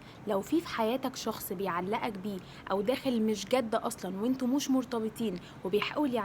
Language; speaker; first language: Arabic; native; Arabic